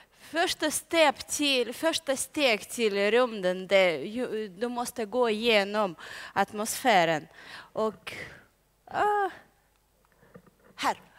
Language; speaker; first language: Swedish; non-native, learner; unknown